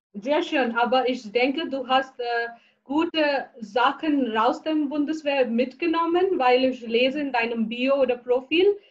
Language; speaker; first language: German; non-native, fluent; Bangla